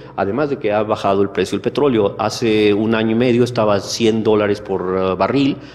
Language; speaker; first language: Spanish; native; Spanish